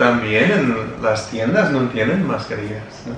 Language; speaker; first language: Spanish; non-native, learner; English